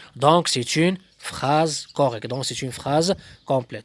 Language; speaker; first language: French; non-native, local second language; Arabic